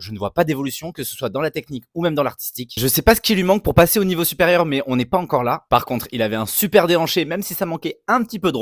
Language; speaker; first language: French; native; French